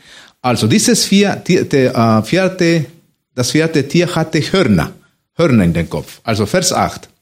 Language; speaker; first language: German; non-native, fluent; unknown